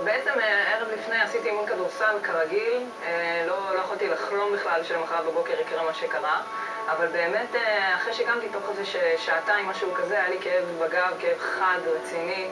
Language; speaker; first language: Hebrew; native; Hebrew